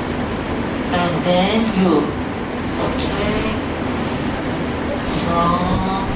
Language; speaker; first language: English; non-native, learner; Persian